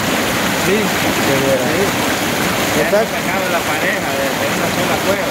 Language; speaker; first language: Spanish; native; Spanish